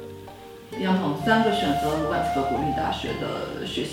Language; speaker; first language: Ukrainian; non-native, learner; Chinese